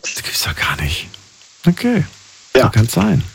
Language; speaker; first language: German; native; German